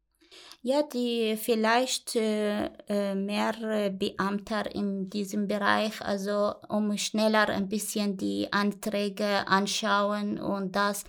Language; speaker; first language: German; non-native, learner; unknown